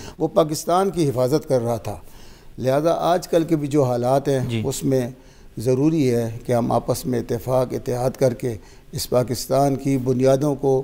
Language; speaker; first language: Urdu; non-native, local second language; Pashto